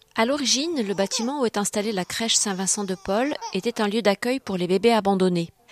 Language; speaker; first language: French; native; French